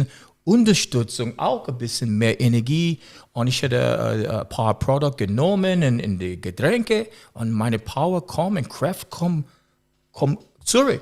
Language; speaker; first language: German; non-native, learner; English